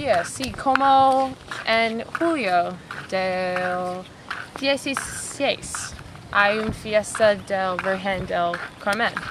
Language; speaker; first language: Spanish; non-native, learner; English